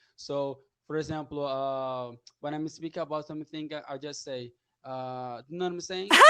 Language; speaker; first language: English; non-native, learner; Portuguese